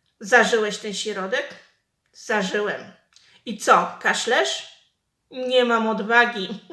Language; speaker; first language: Polish; native; Polish